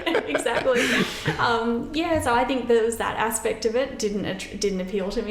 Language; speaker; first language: English; native; English